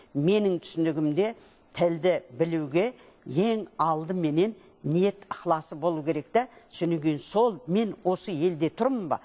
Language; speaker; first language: Kazakh; native; Kazakh